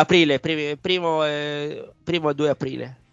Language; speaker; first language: Italian; native; Italian